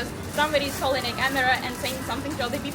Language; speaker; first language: English; non-native, fluent; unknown